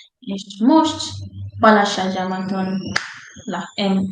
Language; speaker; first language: Hungarian; non-native, learner; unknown